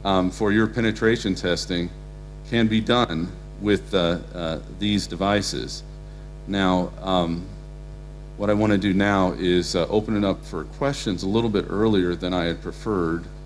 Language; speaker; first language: English; native; English